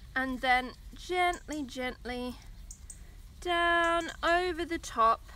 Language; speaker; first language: English; native; English